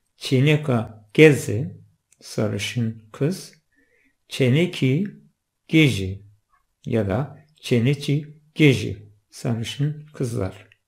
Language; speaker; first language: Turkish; non-native, local second language; Zaza